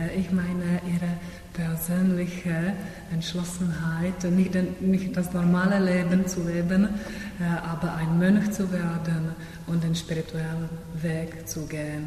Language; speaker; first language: German; non-native, fluent; Czech